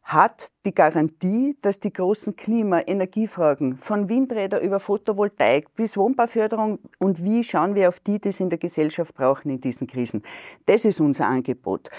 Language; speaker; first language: German; native; German